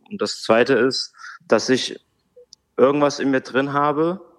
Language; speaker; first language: German; native; German